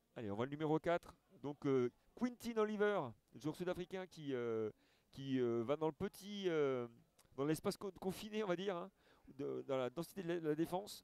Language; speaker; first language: French; native; French